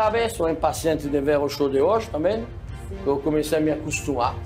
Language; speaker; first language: Portuguese; non-native, fluent; French